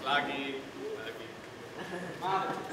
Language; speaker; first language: Indonesian; non-native, learner; English